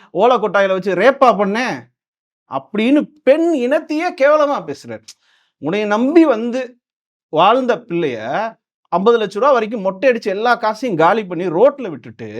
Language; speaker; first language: Tamil; non-native, local second language; Telugu